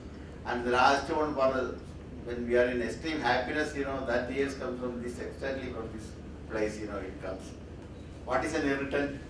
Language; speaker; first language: English; non-native, local second language; Malayalam